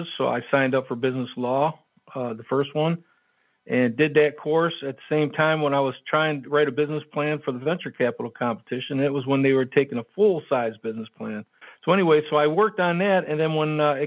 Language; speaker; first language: English; native; English